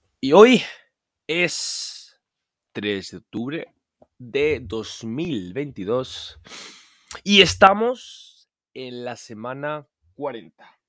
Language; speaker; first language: Spanish; non-native, fluent; Norwegian